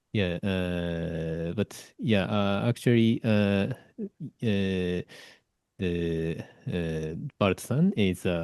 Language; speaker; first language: English; non-native, learner; Japanese